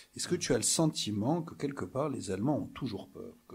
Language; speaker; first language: French; native; French